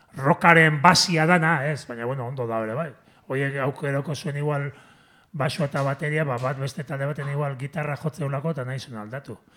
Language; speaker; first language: Basque; native; Basque